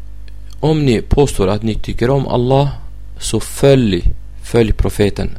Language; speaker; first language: Swedish; non-native, fluent; Arabic